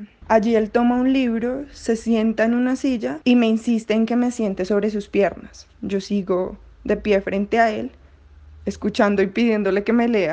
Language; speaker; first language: Spanish; native; Spanish